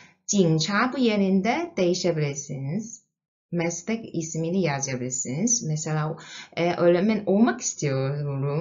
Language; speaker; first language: Turkish; non-native, fluent; Chinese